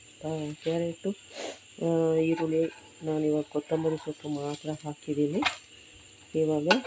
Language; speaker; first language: Kannada; native; Kannada